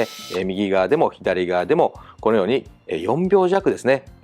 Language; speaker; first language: Japanese; native; Japanese